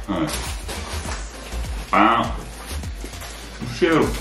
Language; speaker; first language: Portuguese; non-native, learner; Dutch